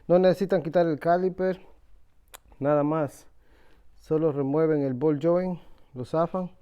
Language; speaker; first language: Spanish; native; Spanish